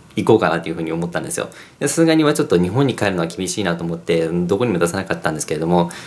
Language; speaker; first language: Japanese; early bilingual, heritage; English